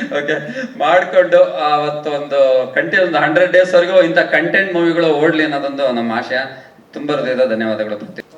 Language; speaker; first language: Kannada; native; Kannada